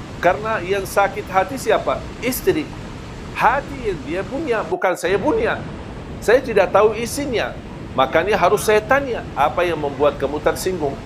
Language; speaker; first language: Malay; non-native, fluent; Arabic